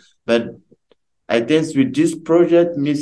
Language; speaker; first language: English; non-native, learner; French